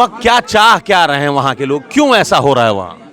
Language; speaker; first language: Hindi; native; Hindi